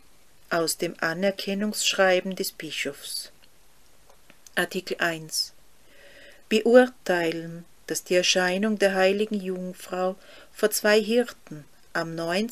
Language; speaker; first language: German; native; German